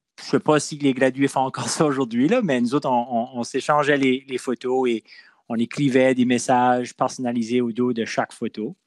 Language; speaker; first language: French; non-native, local second language; English